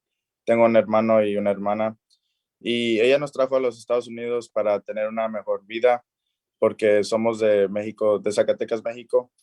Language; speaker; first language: Spanish; early bilingual, other home language; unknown